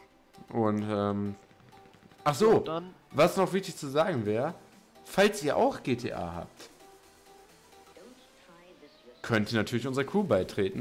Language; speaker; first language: German; native; German